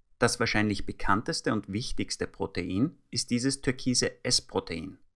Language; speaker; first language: German; native; German